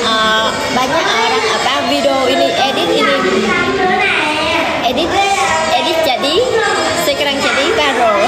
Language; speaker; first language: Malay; non-native, learner; Vietnamese